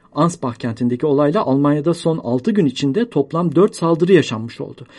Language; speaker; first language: Turkish; native; Turkish